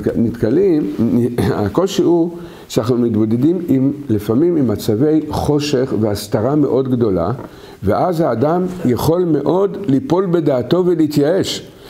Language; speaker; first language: Hebrew; native; Hebrew